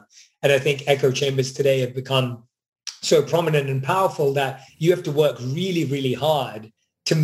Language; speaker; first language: English; native; English